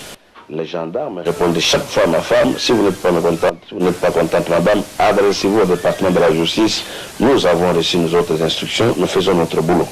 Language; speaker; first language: French; non-native, local second language; Luba-Lulua